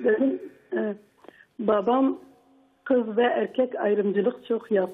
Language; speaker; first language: Turkish; non-native, local second language; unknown